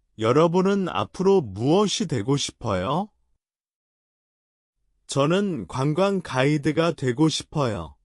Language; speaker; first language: Korean; non-native, learner; Chinese